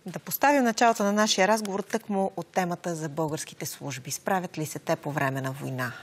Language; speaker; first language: Bulgarian; native; Bulgarian